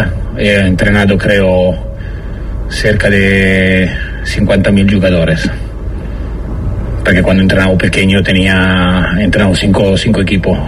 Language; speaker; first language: Spanish; non-native, learner; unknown